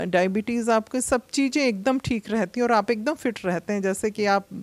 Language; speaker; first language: Hindi; native; Hindi